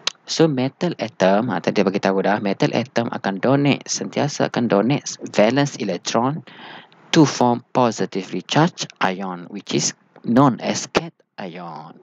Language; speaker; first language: English; non-native, local second language; Malay